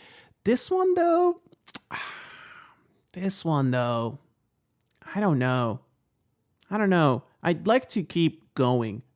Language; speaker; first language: English; native; English